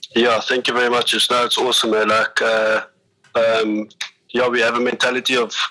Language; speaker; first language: English; native; English